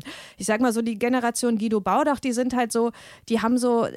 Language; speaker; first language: German; native; German